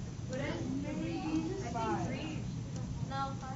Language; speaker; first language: English; native; English